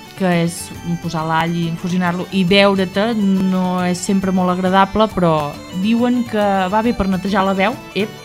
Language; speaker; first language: Catalan; native; Catalan